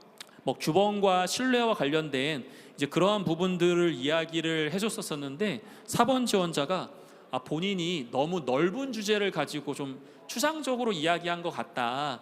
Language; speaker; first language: Korean; native; Korean